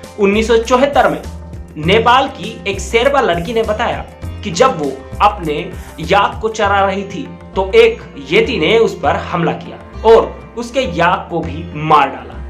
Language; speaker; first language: Hindi; native; Hindi